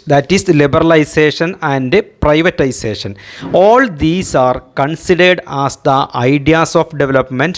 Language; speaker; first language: English; non-native, local second language; Malayalam